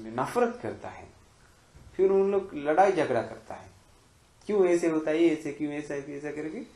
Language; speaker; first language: Hindi; non-native, fluent; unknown